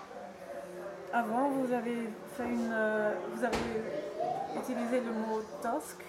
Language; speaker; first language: French; non-native, learner; Dutch